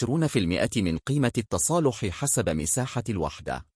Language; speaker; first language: Arabic; native; Arabic